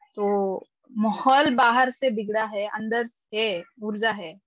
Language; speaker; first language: Hindi; non-native, local second language; Kannada